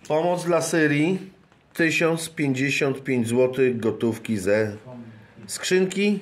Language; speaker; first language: Polish; native; Polish